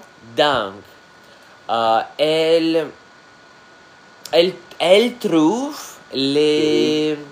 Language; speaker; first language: French; non-native, learner; Russian